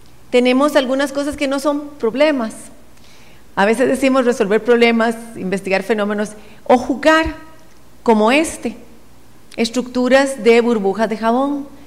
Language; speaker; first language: Spanish; native; Spanish